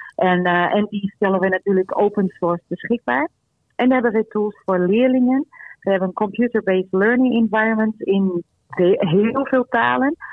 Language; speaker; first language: Dutch; non-native, fluent; Portuguese